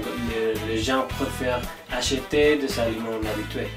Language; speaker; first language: French; non-native, learner; Spanish